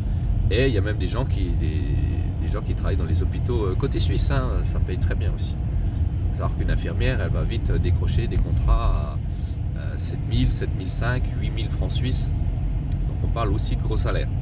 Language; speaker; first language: French; native; French